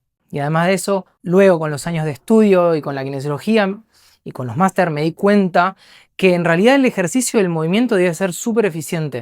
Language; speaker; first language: Spanish; native; Spanish